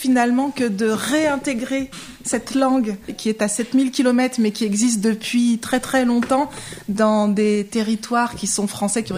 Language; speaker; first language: French; native; French